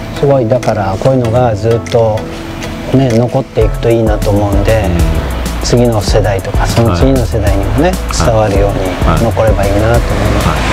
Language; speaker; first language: Japanese; native; Japanese